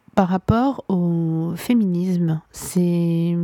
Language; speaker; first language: French; non-native, local second language; Arabic